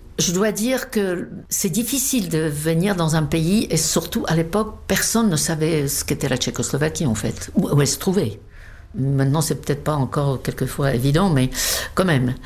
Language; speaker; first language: French; non-native, fluent; Czech